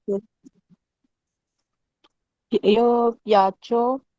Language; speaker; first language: Italian; non-native, learner; Urdu